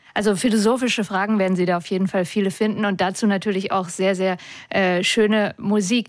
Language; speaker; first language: German; native; German